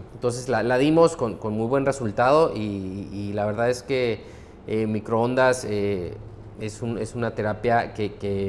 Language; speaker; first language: Spanish; native; Spanish